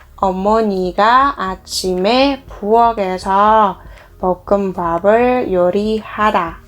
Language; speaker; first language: Korean; non-native, learner; Indonesian